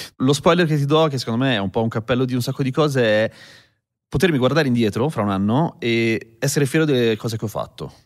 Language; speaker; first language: Italian; native; Italian